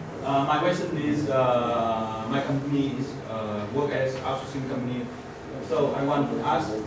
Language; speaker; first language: English; non-native, learner; Vietnamese